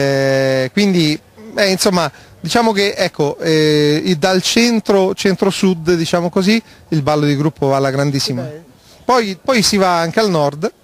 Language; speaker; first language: Italian; native; Italian